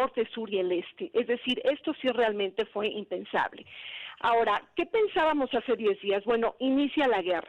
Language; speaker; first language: Spanish; native; Spanish